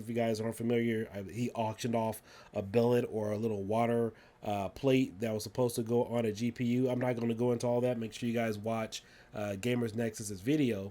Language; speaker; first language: English; native; English